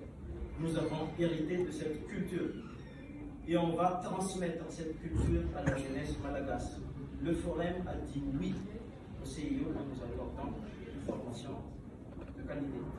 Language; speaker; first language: French; non-native, local second language; Malagasy